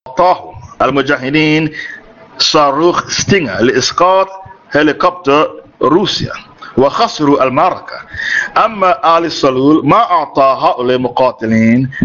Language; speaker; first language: Arabic; non-native, fluent; English